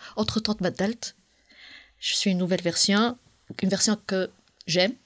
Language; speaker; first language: French; non-native, local second language; Arabic